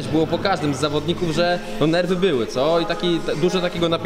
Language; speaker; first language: Polish; native; Polish